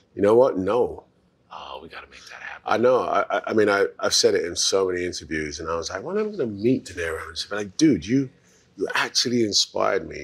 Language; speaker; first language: English; native; English